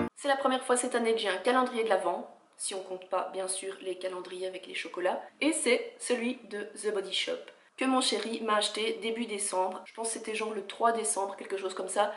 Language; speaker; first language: French; native; French